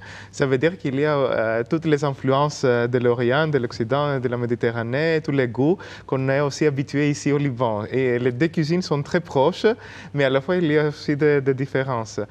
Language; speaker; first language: French; non-native, fluent; Greek